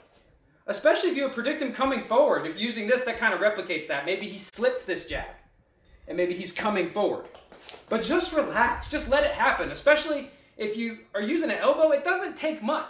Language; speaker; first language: English; native; English